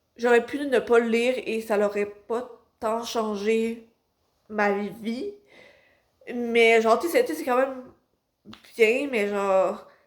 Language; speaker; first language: French; native; French